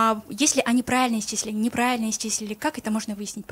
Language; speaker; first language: Russian; non-native, local second language; Kyrgyz